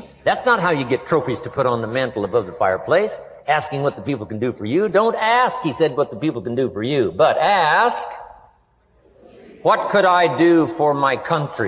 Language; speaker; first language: English; native; English